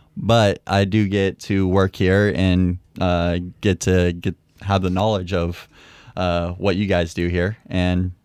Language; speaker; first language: English; native; English